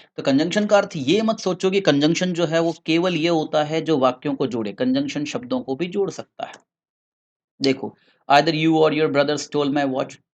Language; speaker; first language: Hindi; native; Hindi